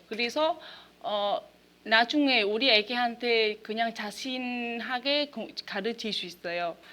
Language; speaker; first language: Korean; non-native, learner; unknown